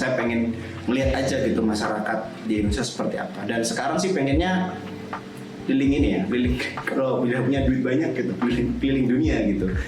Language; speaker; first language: Indonesian; native; Indonesian